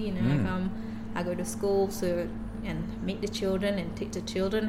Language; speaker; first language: English; non-native, fluent; Indonesian